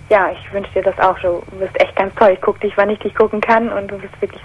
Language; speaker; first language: German; native; German